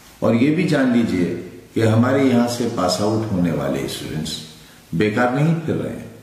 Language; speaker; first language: Urdu; native; Urdu